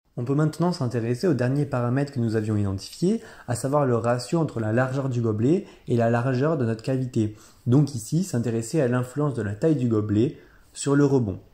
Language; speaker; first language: French; native; French